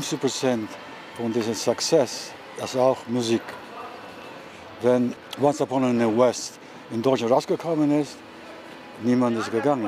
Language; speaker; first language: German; early bilingual, heritage; German